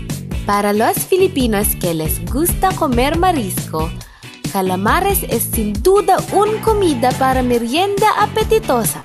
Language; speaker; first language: Spanish; non-native, learner; Filipino